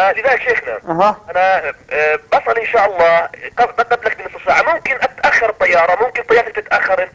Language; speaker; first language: Arabic; native; Arabic